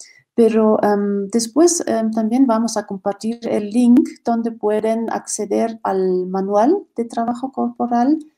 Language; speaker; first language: Spanish; non-native, fluent; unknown